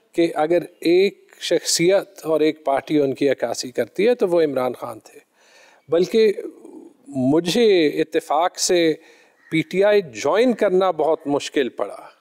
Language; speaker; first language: Urdu; non-native, local second language; Pashto